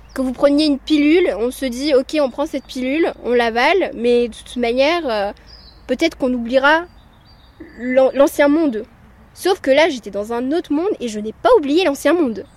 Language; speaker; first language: French; early bilingual, other home language; Amharic